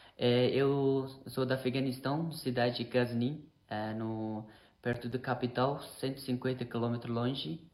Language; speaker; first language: Portuguese; non-native, learner; Persian